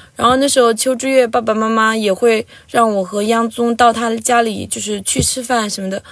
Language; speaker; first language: Chinese; non-native, local second language; Tibetan